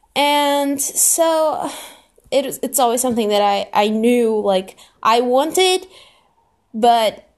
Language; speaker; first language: English; non-native, fluent; Portuguese